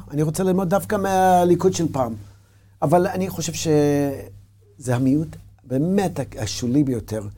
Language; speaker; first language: Hebrew; non-native, fluent; English